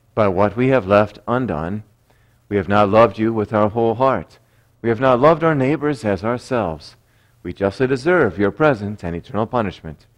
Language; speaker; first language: English; native; English